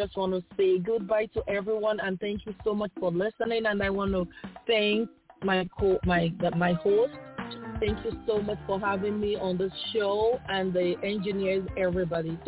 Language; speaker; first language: English; non-native, local second language; Yoruba